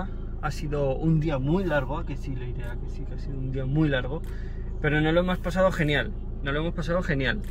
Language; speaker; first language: Spanish; native; Spanish